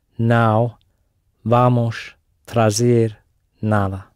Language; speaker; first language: Portuguese; non-native, learner; English